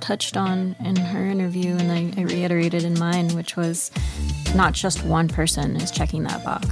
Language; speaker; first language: English; early bilingual, other home language; Spanish